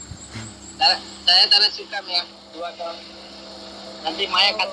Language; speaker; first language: Malay; non-native, learner; Bangla